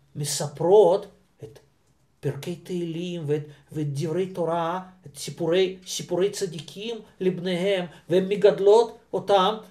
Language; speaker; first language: Hebrew; non-native, fluent; Russian